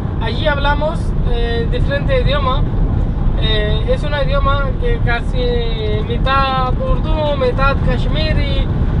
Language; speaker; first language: Spanish; non-native, learner; Urdu